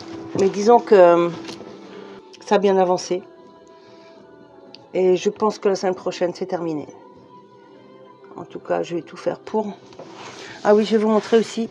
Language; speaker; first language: French; native; French